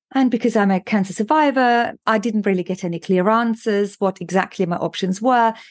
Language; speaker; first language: English; non-native, fluent; German